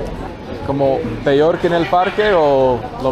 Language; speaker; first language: Spanish; non-native, fluent; English